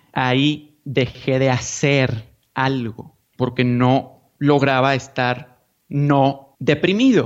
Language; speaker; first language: Spanish; native; Spanish